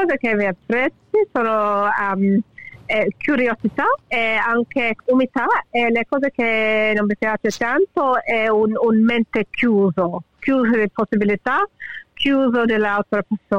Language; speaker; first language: Italian; early bilingual, heritage; English